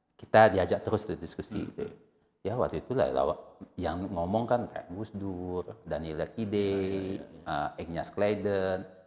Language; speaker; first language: Indonesian; native; Indonesian